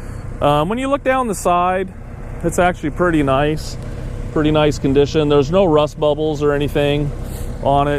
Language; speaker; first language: English; native; English